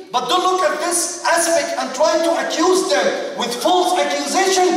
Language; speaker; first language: English; non-native, fluent; Arabic